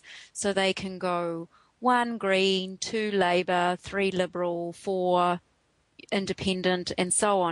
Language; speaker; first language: English; native; English